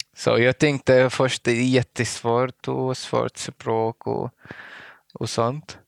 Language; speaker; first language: Swedish; non-native, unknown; Arabic